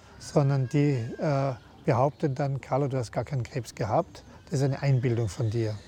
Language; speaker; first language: German; native; German